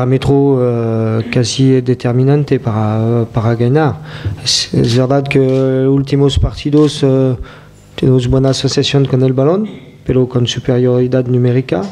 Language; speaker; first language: Spanish; non-native, fluent; French